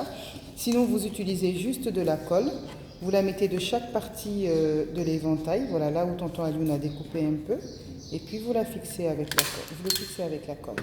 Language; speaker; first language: French; native; French